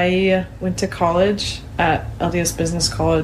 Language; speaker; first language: English; native; English